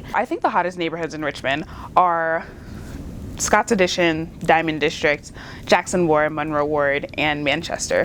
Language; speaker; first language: English; native; English